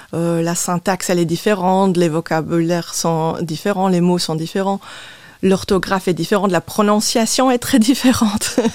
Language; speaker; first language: French; non-native, local second language; Luxembourgish